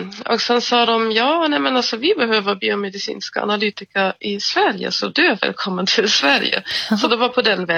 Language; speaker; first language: Swedish; non-native, fluent; German